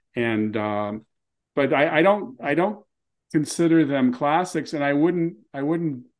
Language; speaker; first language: English; native; English